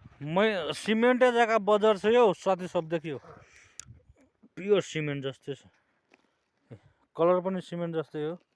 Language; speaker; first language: Nepali; non-native, local second language; Maithili